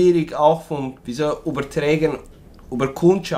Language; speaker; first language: German; non-native, learner; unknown